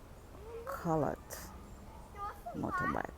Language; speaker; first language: English; non-native, learner; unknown